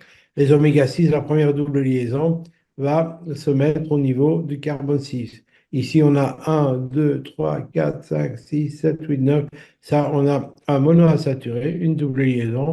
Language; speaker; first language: French; native; French